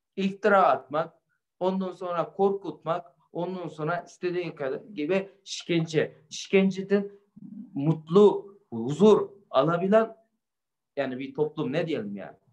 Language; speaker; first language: Turkish; non-native, fluent; Uyghur